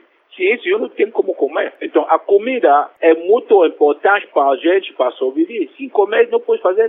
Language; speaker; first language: Portuguese; non-native, fluent; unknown